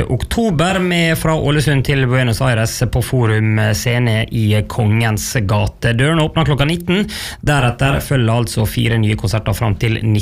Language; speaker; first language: Norwegian; native; Norwegian